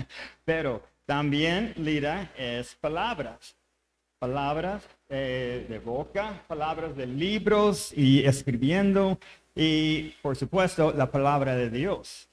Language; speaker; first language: Spanish; non-native, learner; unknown